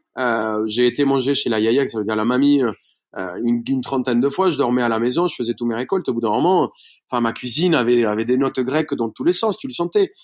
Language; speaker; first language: French; non-native, fluent; Spanish